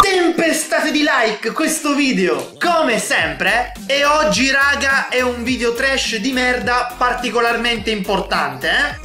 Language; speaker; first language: Italian; native; Italian